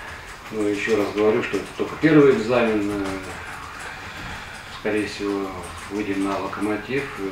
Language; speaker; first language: Russian; native; Russian